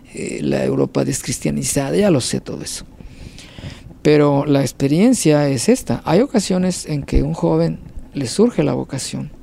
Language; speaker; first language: Spanish; native; Spanish